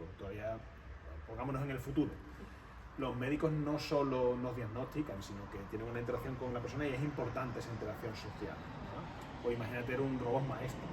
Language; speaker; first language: Spanish; native; Spanish